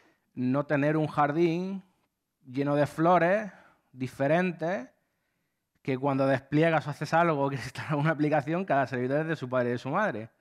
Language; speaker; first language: Spanish; native; Spanish